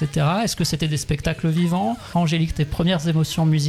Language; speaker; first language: French; native; French